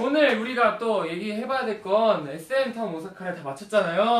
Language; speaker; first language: Korean; native; Korean